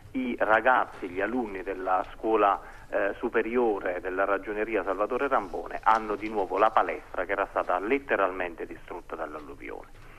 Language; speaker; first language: Italian; native; Italian